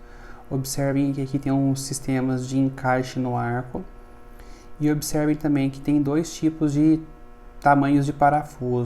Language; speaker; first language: Portuguese; native; Portuguese